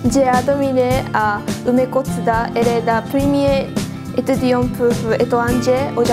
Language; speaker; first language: French; non-native, learner; Japanese